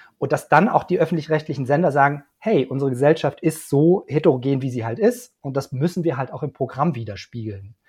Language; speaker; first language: German; native; German